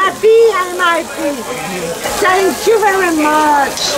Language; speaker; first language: English; non-native, learner; French